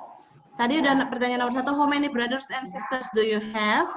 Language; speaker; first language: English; non-native, fluent; Indonesian